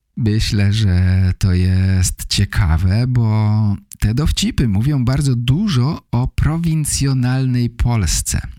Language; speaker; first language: Polish; native; Polish